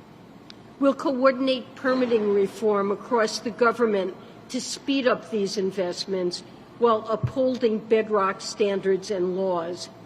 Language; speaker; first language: English; native; English